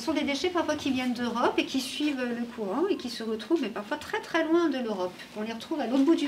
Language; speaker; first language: French; native; French